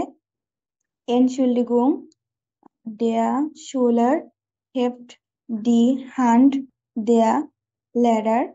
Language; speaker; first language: German; non-native, learner; Bangla